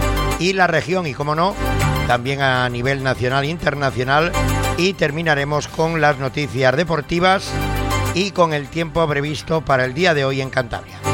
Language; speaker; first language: Spanish; native; Spanish